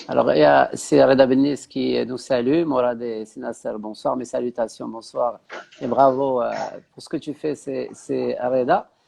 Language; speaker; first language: French; non-native, local second language; Arabic